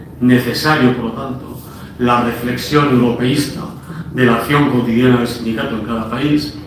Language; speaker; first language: Spanish; native; Spanish